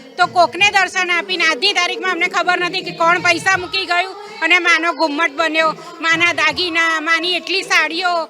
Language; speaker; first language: Gujarati; native; Gujarati